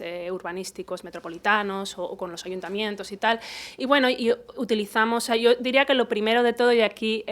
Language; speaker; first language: Spanish; native; Spanish